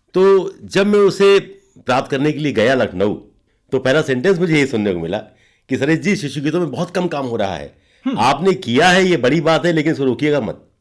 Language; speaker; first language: Hindi; native; Hindi